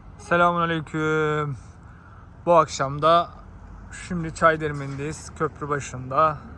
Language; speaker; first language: Turkish; native; Turkish